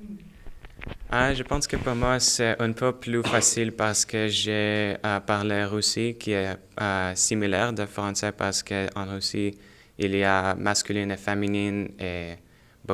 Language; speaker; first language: French; non-native, learner; Russian